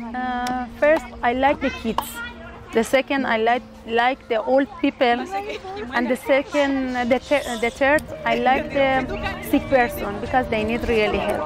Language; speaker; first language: English; non-native, learner; Persian